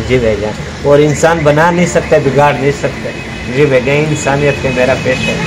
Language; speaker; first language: Urdu; non-native, fluent; Punjabi